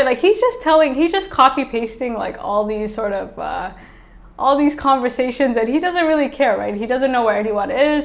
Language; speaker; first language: English; native; English